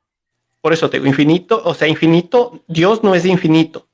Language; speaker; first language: Spanish; native; Spanish